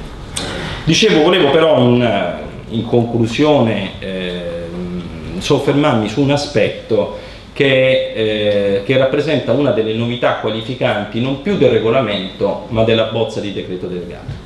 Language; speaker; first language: Italian; native; Italian